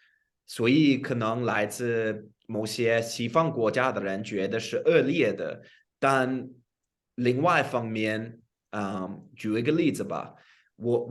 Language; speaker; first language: Chinese; non-native, fluent; English